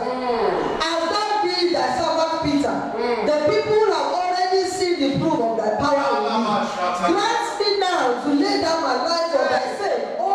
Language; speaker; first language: English; non-native, local second language; Yoruba